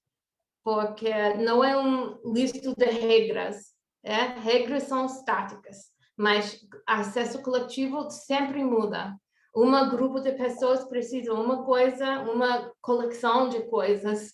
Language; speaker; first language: Portuguese; non-native, fluent; English